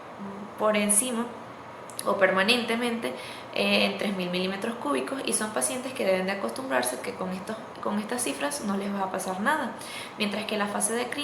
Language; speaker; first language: Spanish; native; Spanish